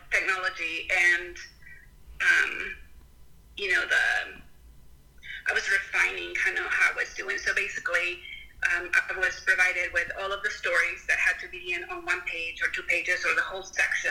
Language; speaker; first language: English; non-native, fluent; Spanish